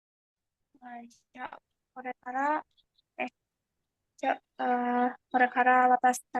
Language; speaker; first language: Japanese; non-native, learner; Indonesian